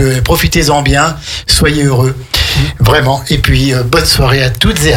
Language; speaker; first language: French; native; French